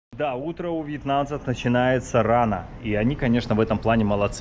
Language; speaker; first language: Russian; native; Russian